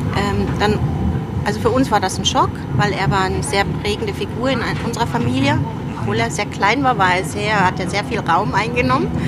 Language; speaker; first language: German; early bilingual, other home language; Turoyo